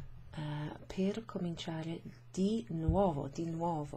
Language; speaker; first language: Italian; non-native, fluent; English